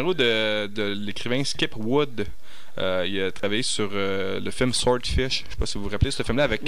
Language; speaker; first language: French; native; French